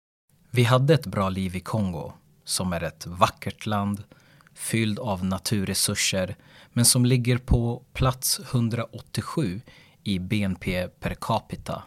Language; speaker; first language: Swedish; early bilingual, other home language; Lingala